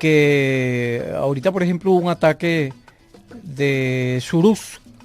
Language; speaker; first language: Spanish; native; Spanish